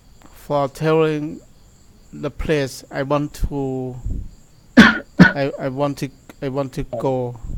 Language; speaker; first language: English; non-native, learner; Thai